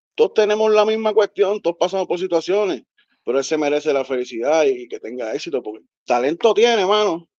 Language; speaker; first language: Spanish; native; Spanish